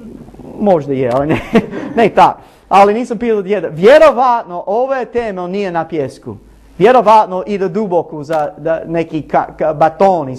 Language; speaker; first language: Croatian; non-native, learner; English